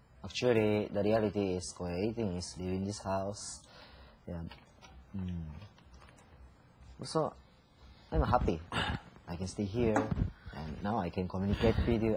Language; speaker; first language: English; non-native, learner; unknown